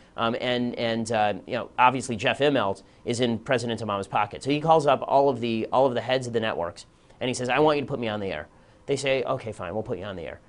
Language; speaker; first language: English; native; English